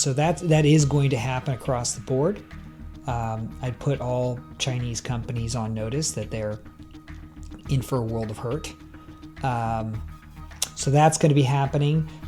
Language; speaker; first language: English; native; English